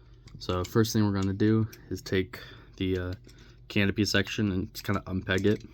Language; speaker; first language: English; native; English